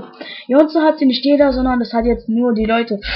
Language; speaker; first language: German; native; German